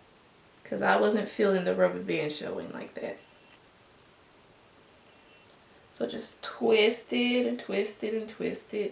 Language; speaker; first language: English; native; English